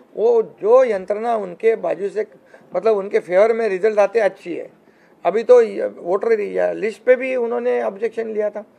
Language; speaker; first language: Hindi; non-native, local second language; Marathi